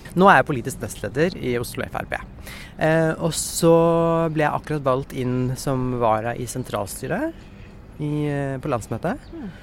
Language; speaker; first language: Norwegian; native; Norwegian